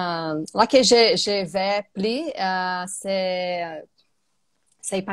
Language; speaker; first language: French; non-native, learner; Portuguese